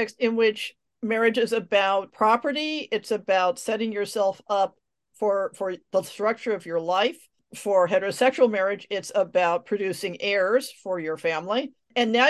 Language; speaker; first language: English; native; English